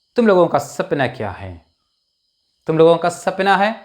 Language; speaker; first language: Hindi; non-native, local second language; Malayalam